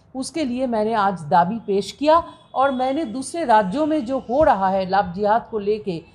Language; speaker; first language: Hindi; non-native, local second language; Bangla